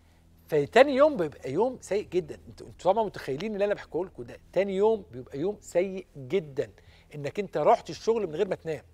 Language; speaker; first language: Arabic; native; Arabic